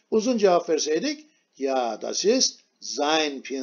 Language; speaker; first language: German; non-native, fluent; Turkish